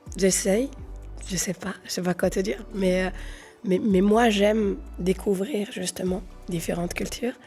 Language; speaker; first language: French; native; French